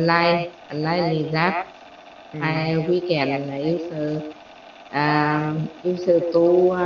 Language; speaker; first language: English; non-native, learner; Vietnamese